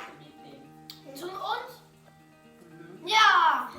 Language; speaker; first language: German; early bilingual, other home language; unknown